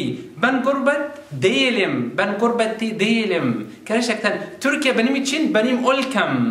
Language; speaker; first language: Turkish; non-native, learner; Arabic